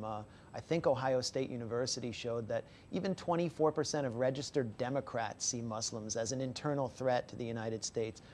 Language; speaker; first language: English; native; English